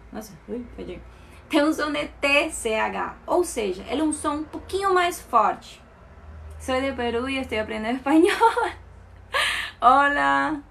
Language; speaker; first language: Portuguese; non-native, fluent; Spanish